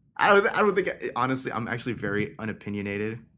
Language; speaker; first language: English; early bilingual, other home language; Persian